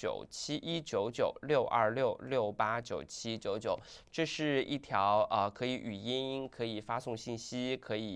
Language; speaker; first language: Chinese; native; Chinese